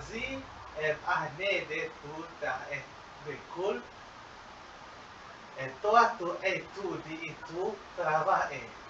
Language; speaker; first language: French; non-native, learner; Malay